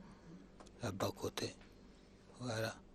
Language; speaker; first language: French; non-native, learner; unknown